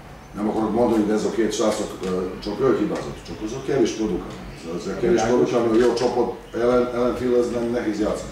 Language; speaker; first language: Hungarian; non-native, learner; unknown